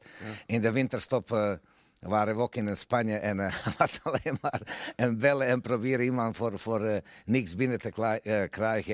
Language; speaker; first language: Dutch; non-native, fluent; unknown